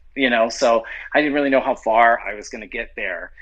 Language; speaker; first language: English; native; English